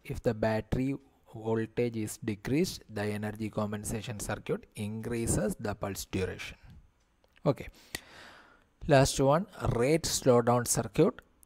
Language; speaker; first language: English; non-native, local second language; Malayalam